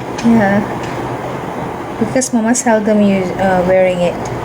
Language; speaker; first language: English; non-native, local second language; Malay